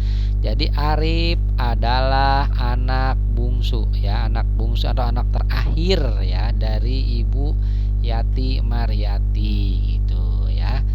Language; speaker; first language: Indonesian; non-native, local second language; Sundanese